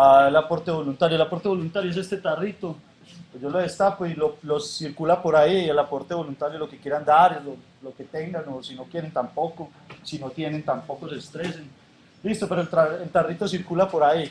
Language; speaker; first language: Spanish; native; Spanish